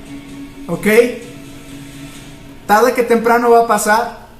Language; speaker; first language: Spanish; native; Spanish